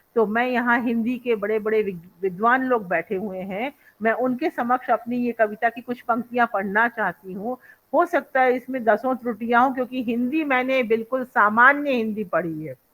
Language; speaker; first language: Hindi; non-native, local second language; Bangla